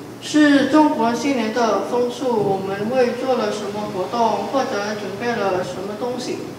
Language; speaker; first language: Chinese; non-native, learner; Indonesian